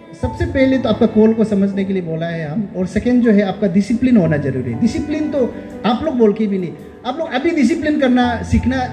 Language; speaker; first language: Hindi; non-native, local second language; Nyishi